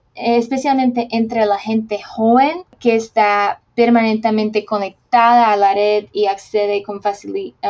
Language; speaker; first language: Spanish; non-native, fluent; Slovak